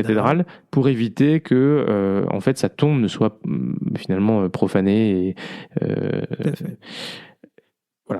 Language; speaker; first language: French; native; French